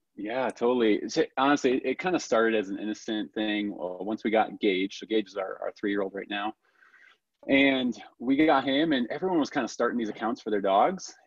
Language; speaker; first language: English; native; English